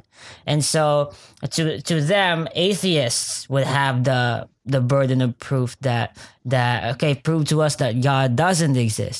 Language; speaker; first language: English; non-native, local second language; Filipino